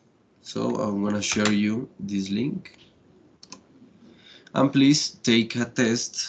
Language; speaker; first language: English; non-native, fluent; Spanish